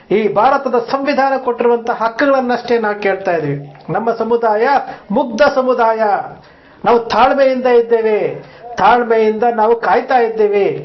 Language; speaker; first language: Kannada; native; Kannada